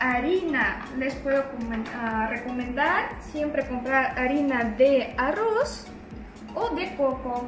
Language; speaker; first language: Spanish; non-native, fluent; Russian